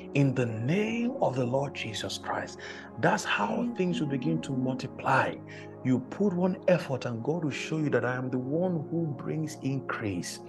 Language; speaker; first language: English; non-native, local second language; Yoruba